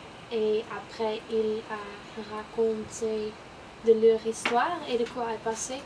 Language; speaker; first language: French; non-native, learner; Dutch